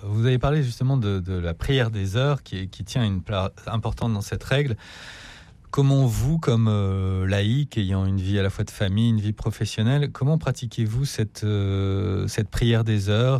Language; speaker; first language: French; native; French